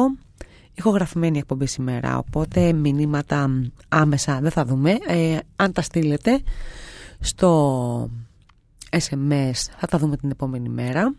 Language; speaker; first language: Greek; native; Greek